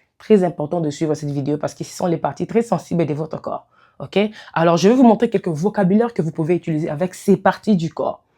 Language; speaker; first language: French; non-native, local second language; Lingala